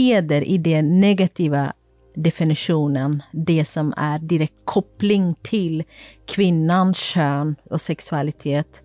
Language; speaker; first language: Swedish; non-native, fluent; Kurdish